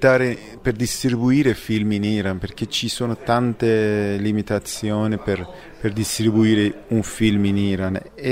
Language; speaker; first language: Italian; non-native, fluent; Persian